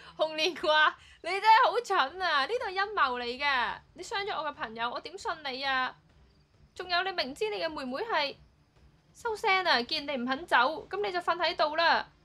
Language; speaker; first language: Cantonese; early bilingual, heritage; Cantonese